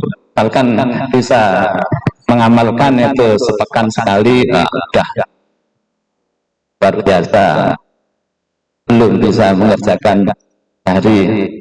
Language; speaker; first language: Indonesian; non-native, local second language; Javanese